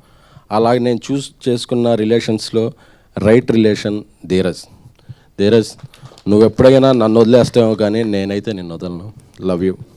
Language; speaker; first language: Telugu; native; Telugu